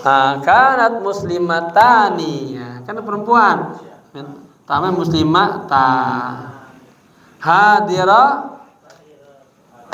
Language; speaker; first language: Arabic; non-native, fluent; Indonesian